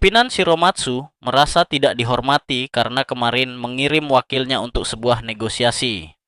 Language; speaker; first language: Indonesian; native; Indonesian